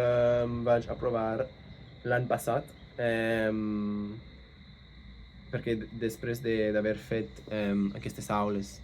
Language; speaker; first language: Catalan; non-native, fluent; English